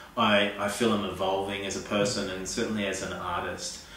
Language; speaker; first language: English; native; English